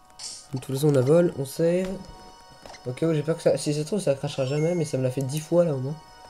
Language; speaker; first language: French; native; French